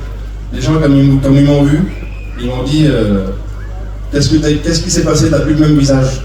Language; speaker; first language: French; native; French